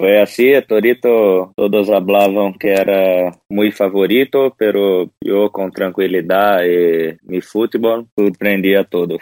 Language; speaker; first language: Spanish; non-native, learner; Portuguese